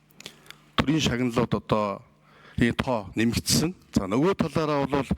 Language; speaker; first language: Mongolian; native; Mongolian